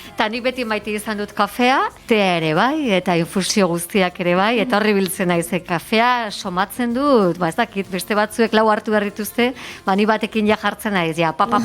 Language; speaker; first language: Basque; non-native, local second language; Spanish